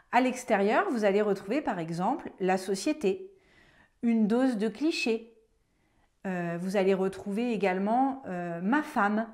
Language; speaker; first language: French; native; French